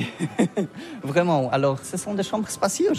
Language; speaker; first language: French; non-native, learner; Polish